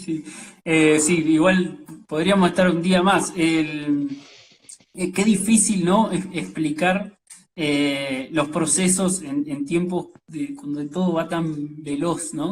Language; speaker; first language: Spanish; native; Spanish